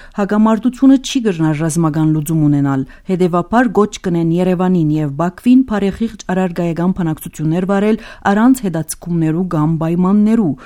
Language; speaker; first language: Armenian; early bilingual, heritage; Armenian